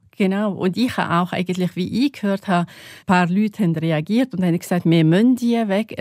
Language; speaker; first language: German; non-native, learner; Arabic